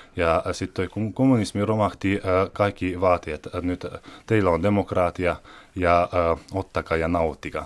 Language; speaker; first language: Finnish; non-native, fluent; Hungarian